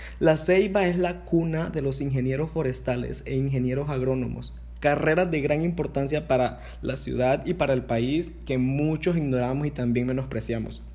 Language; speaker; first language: Spanish; non-native, local second language; English